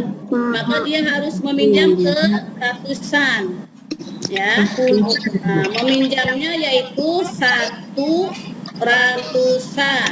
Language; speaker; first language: Indonesian; native; Indonesian